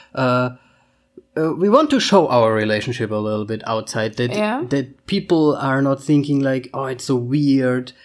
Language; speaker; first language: English; non-native, fluent; German